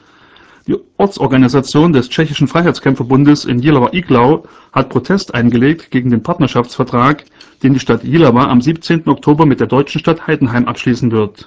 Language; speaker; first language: German; native; German